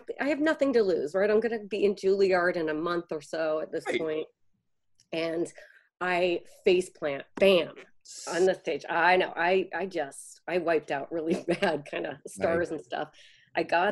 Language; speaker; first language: English; native; English